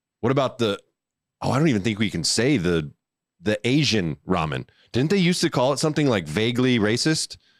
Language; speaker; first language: English; native; English